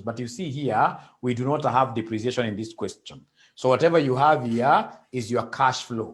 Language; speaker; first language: English; non-native, local second language; Swahili